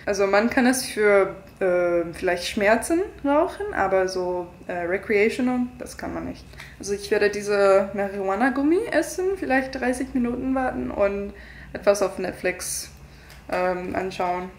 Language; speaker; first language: German; non-native, fluent; English